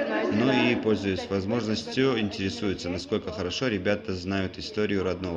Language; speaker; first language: Russian; native; Russian